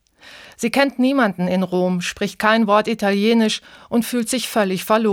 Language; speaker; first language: German; native; German